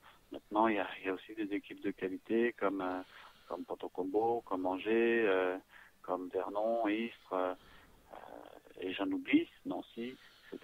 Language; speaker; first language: French; native; French